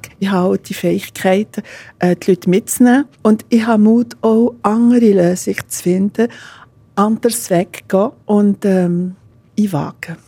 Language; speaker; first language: German; non-native, fluent; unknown